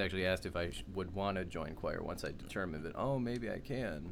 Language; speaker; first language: English; native; English